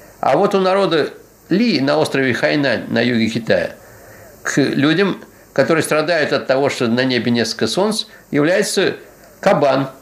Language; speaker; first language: Russian; native; Russian